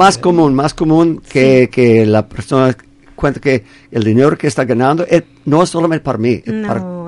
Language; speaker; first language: Spanish; non-native, fluent; English